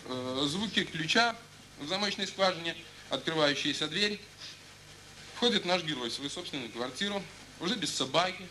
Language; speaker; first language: Russian; native; Russian